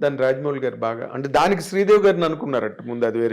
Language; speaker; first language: Telugu; native; Telugu